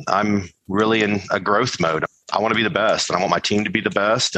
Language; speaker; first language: English; native; English